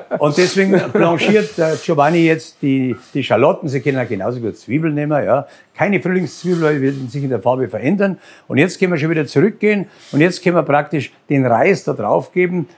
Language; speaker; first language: German; native; German